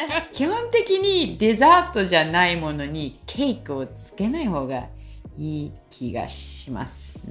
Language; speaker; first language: Japanese; native; Japanese